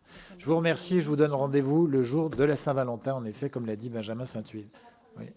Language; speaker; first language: French; native; French